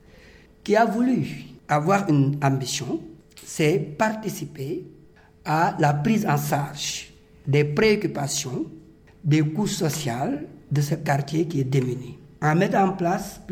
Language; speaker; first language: French; non-native, local second language; Wolof